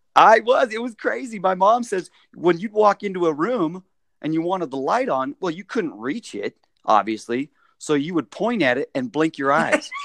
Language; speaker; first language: English; native; English